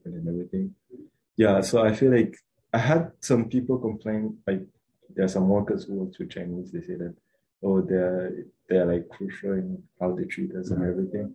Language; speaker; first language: English; non-native, local second language; Kinyarwanda